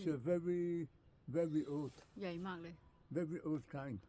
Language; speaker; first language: English; non-native, learner; French